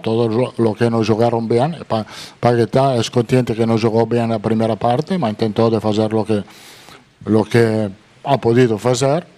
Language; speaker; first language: Portuguese; non-native, fluent; Italian